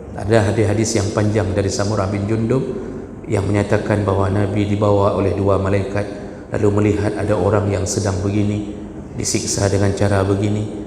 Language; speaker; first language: Malay; non-native, local second language; Achinese